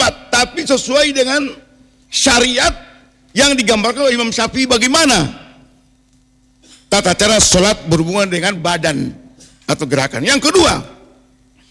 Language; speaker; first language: Indonesian; non-native, local second language; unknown